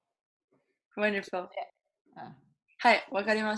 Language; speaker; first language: Japanese; non-native, learner; English